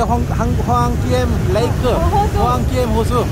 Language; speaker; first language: Korean; native; Korean